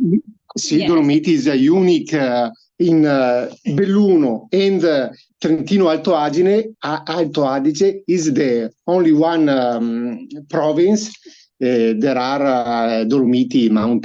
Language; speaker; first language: English; non-native, learner; Italian